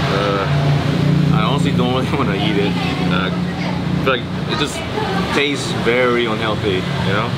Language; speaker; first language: English; non-native, fluent; Korean